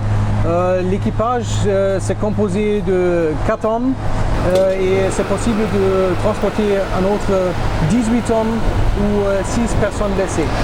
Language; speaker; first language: French; non-native, fluent; German